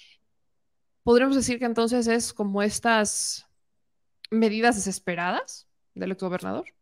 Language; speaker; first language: Spanish; native; Spanish